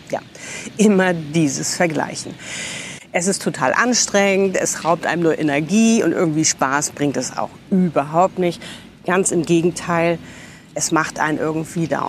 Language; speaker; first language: German; native; German